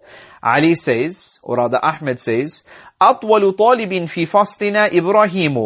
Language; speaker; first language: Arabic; non-native, fluent; English